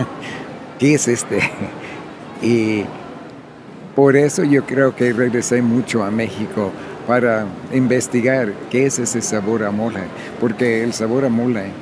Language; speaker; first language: Spanish; non-native, fluent; English